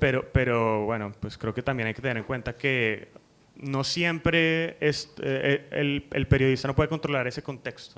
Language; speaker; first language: Spanish; native; Spanish